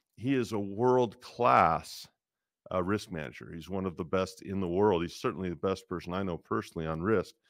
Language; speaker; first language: English; native; English